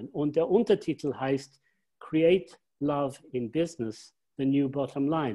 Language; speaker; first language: German; non-native, fluent; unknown